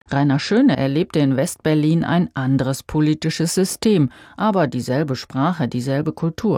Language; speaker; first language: German; native; German